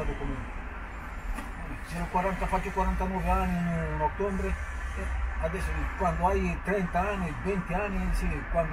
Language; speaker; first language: Italian; non-native, learner; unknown